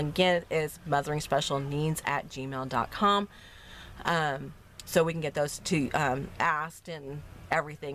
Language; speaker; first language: English; native; English